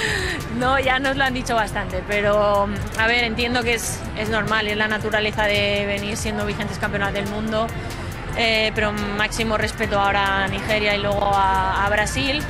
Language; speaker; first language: Spanish; native; Spanish